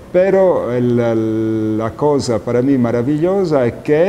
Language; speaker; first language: Spanish; non-native, fluent; Italian